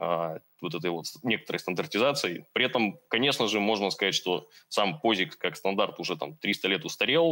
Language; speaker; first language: Russian; native; Russian